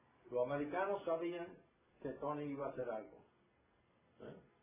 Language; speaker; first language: Spanish; native; Spanish